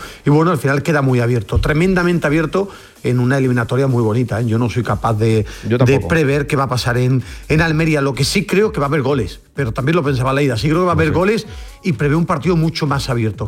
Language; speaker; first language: Spanish; native; Spanish